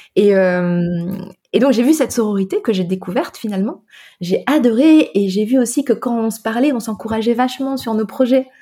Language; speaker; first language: French; native; French